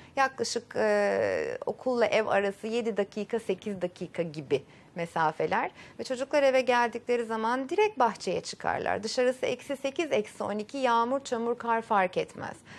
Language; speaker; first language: Turkish; native; Turkish